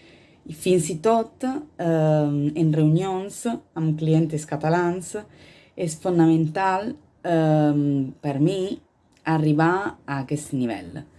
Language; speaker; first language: Catalan; non-native, learner; Italian